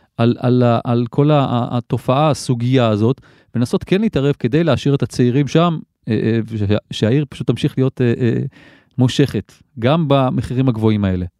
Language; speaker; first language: Hebrew; native; Hebrew